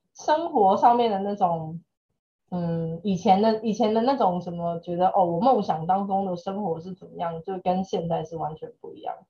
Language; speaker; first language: Chinese; native; Chinese